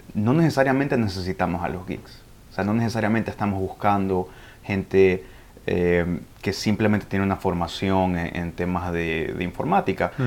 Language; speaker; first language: Spanish; early bilingual, heritage; Spanish